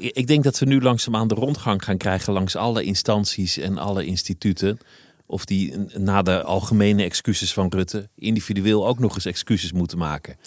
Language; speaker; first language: Dutch; native; Dutch